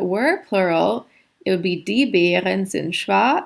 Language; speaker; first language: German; non-native, fluent; English